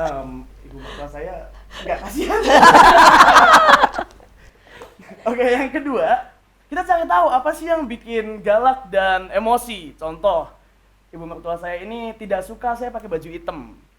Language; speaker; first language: Indonesian; native; Indonesian